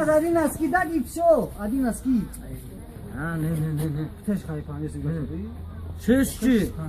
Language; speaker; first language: Russian; non-native, learner; Tajik